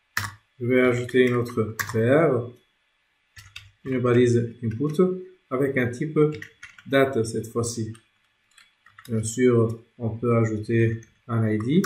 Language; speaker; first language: French; non-native, local second language; Arabic